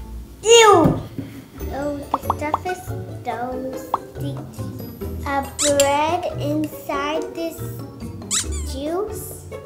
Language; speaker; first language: English; early bilingual, heritage; Indonesian